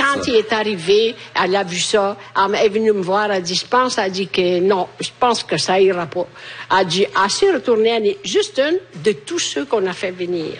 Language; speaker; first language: French; non-native, fluent; Italian